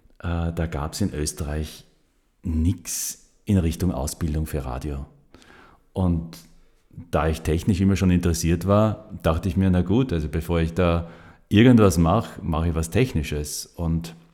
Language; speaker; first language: German; native; German